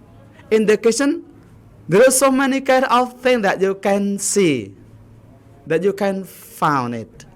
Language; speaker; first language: English; non-native, learner; Indonesian